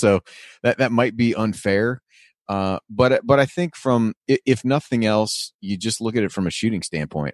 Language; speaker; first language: English; native; English